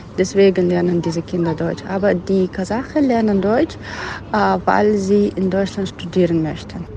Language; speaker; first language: German; non-native, fluent; Russian